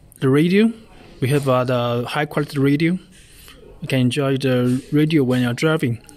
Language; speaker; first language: English; non-native, learner; Chinese